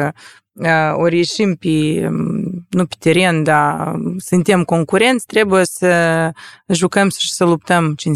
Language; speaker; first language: Romanian; non-native, local second language; Russian